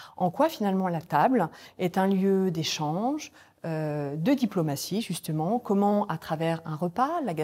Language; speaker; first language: French; native; French